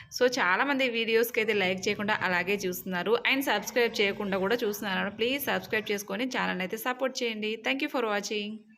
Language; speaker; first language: Telugu; non-native, local second language; Lambadi